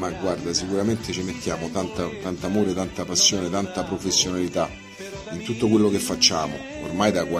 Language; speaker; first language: Italian; native; Italian